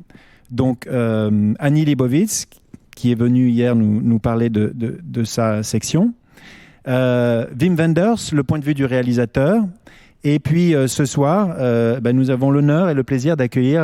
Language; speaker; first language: French; native; French